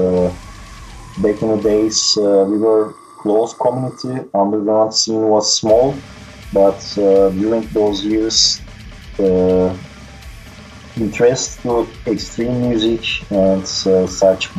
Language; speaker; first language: English; non-native, learner; Turkish